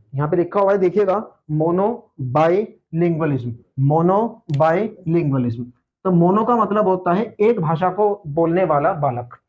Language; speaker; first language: Hindi; native; Hindi